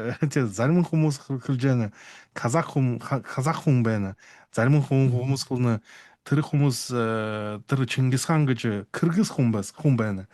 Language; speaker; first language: Mongolian; non-native, learner; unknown